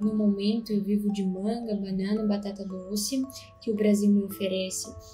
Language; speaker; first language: Portuguese; non-native, fluent; Russian